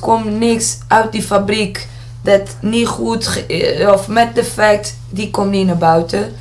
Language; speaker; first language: Dutch; non-native, learner; Portuguese